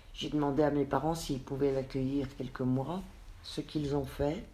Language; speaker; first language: French; native; French